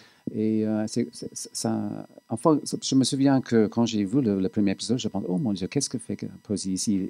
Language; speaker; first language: French; non-native, fluent; English